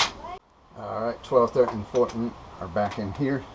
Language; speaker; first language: English; native; English